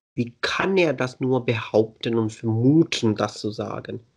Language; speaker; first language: German; non-native, fluent; Urdu